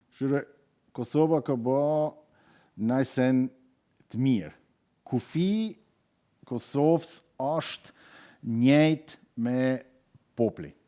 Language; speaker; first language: Albanian; non-native, fluent; German